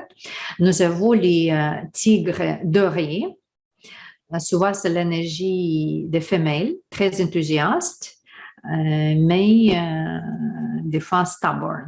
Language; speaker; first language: French; non-native, learner; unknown